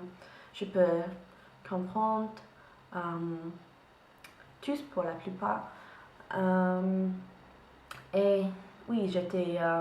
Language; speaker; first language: French; non-native, learner; English